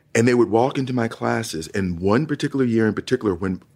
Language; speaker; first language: English; native; English